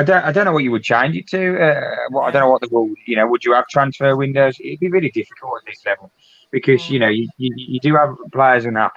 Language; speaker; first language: English; native; English